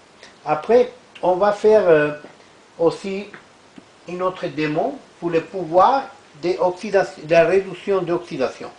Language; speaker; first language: French; non-native, learner; Italian